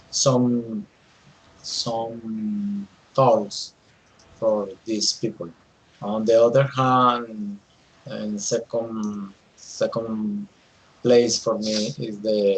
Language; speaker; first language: English; non-native, learner; Spanish